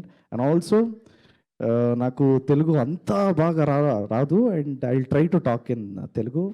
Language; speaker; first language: Telugu; non-native, learner; Kannada